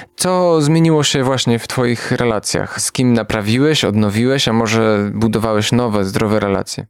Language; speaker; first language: Polish; native; Polish